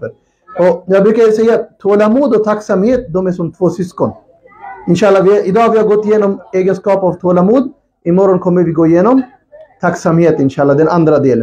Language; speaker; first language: Swedish; non-native, local second language; Urdu